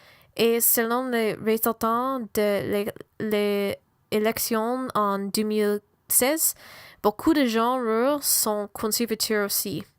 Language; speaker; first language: French; non-native, learner; English